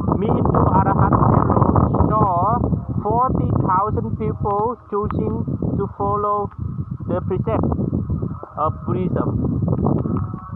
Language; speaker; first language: English; non-native, learner; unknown